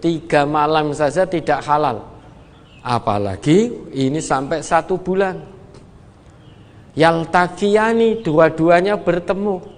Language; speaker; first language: Indonesian; non-native, local second language; Javanese